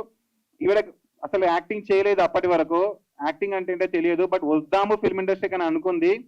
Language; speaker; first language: Telugu; native; Telugu